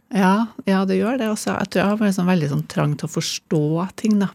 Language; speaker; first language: Norwegian; native; Norwegian